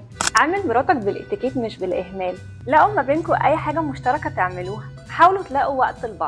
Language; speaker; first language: Arabic; native; Arabic